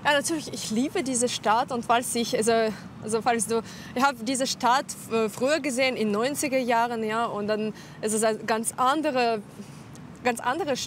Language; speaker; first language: German; non-native, fluent; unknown